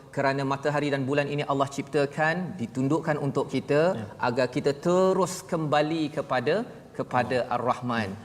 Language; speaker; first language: Malay; native; Malay